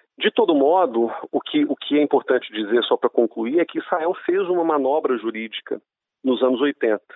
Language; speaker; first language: Portuguese; non-native, fluent; Hebrew